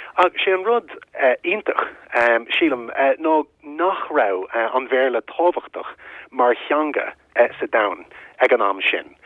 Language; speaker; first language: Irish; non-native, local second language; English